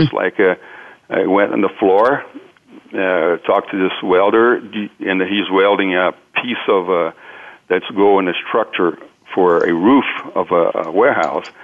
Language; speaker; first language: English; non-native, fluent; Portuguese